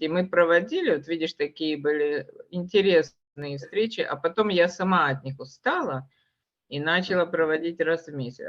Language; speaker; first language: Russian; native; Russian